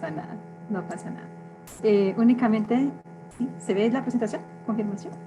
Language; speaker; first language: Spanish; native; Spanish